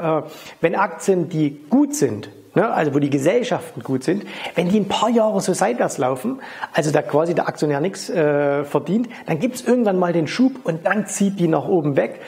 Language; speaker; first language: German; native; German